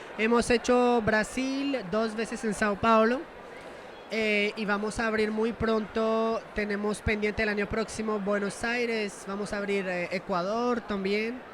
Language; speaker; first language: Spanish; non-native, fluent; French